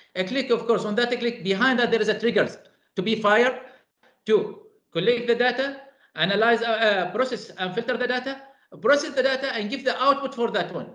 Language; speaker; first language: English; non-native, fluent; Arabic